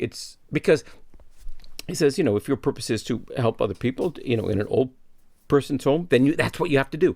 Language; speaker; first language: English; native; English